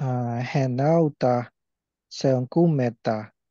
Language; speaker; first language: Finnish; non-native, learner; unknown